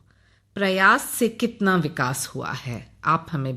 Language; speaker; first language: Hindi; native; Hindi